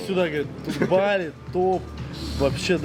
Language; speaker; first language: Russian; native; Russian